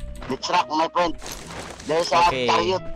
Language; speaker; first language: English; non-native, local second language; Cebuano